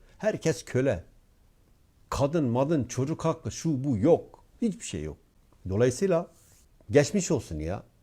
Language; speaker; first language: Turkish; non-native, local second language; Kurdish